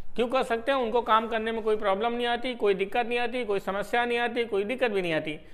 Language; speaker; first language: Hindi; native; Hindi